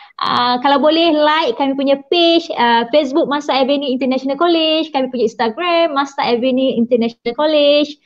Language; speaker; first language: Malay; native; Malay